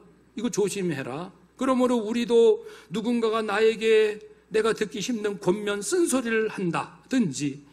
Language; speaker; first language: Korean; native; Korean